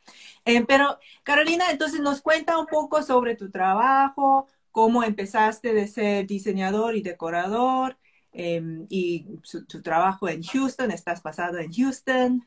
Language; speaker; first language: Spanish; non-native, fluent; Korean